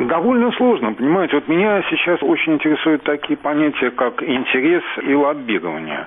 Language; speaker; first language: Russian; native; Russian